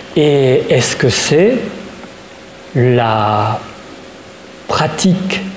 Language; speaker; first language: French; native; French